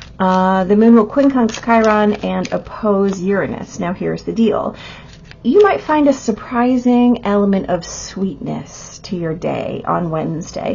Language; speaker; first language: English; native; English